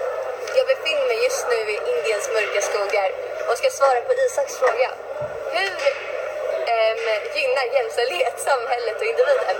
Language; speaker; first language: Swedish; native; Swedish